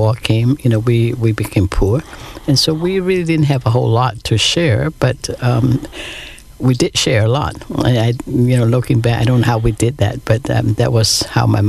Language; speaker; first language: English; non-native, local second language; Cantonese